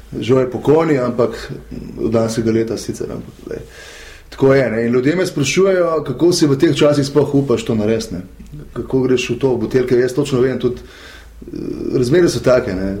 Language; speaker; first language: Slovenian; native; Slovenian